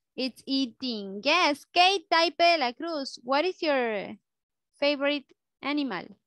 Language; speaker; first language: English; non-native, fluent; Spanish